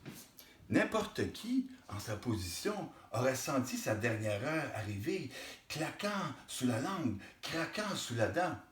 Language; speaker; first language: French; native; French